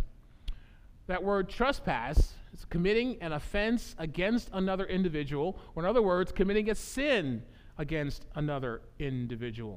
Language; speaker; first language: English; native; English